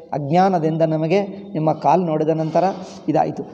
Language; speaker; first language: Kannada; non-native, fluent; Telugu